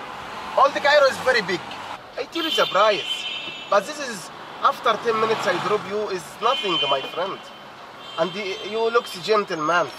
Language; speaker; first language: English; non-native, learner; Arabic